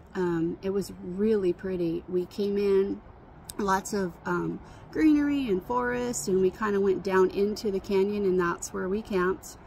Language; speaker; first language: English; native; English